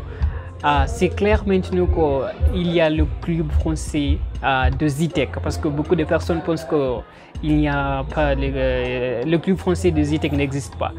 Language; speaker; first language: French; non-native, fluent; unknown